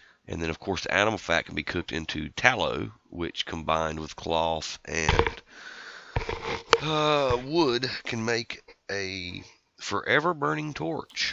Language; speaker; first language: English; native; English